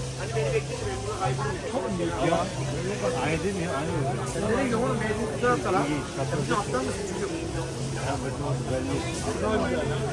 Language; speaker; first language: Turkish; native; Turkish